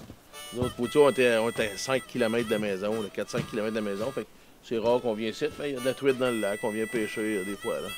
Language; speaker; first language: French; native; French